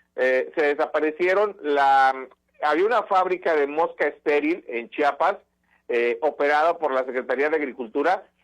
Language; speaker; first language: Spanish; native; Spanish